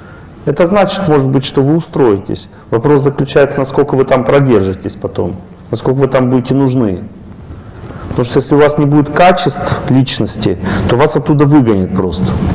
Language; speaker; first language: Russian; native; Russian